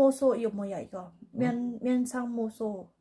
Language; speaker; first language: Korean; non-native, learner; Thai